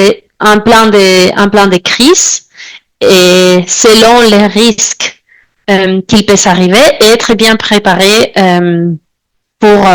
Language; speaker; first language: French; non-native, fluent; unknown